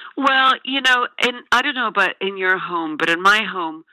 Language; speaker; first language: English; native; English